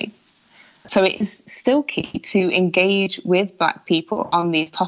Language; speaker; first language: English; native; English